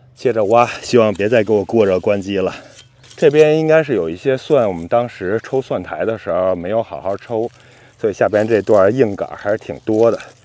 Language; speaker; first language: Chinese; native; Chinese